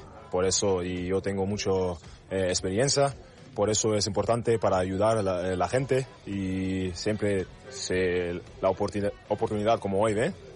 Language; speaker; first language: Spanish; non-native, learner; German